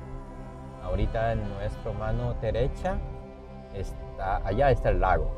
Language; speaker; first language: Spanish; non-native, fluent; Chinese